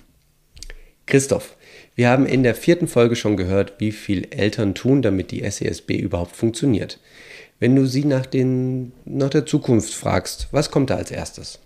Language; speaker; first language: German; native; German